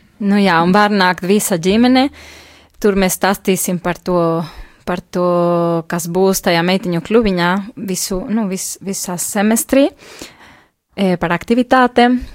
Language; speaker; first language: Latvian; non-native, fluent; Spanish